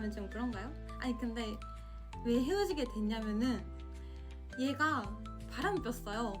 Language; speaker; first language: Korean; non-native, fluent; Japanese